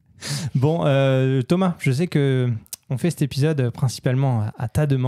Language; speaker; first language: French; native; French